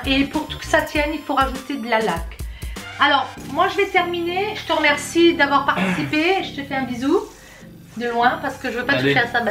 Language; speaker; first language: French; native; French